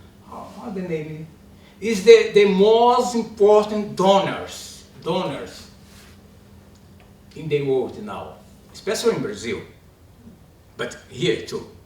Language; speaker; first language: English; non-native, learner; Portuguese